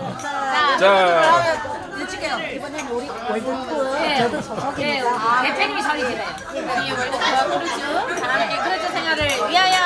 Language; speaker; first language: Korean; early bilingual, heritage; Korean